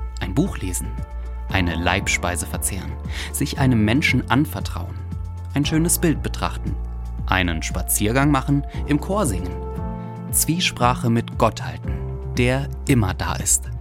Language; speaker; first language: German; native; German